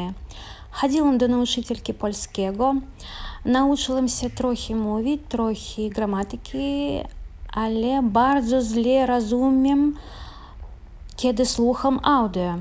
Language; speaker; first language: Polish; non-native, learner; Russian